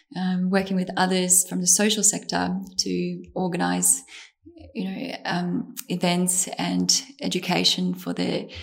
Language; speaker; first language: English; early bilingual, other home language; Bosnian